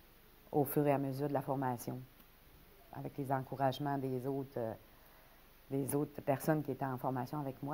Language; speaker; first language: French; native; French